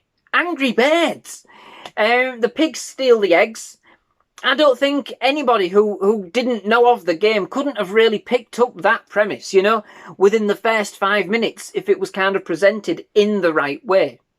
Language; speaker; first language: English; native; English